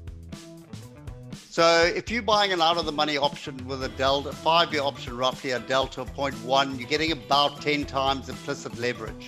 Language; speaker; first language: English; native; English